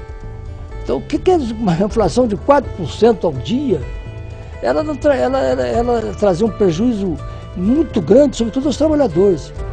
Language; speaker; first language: Portuguese; native; Portuguese